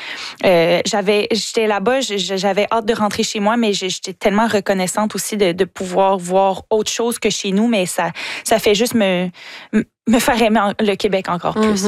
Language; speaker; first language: French; native; French